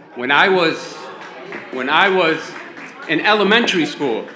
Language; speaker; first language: English; native; English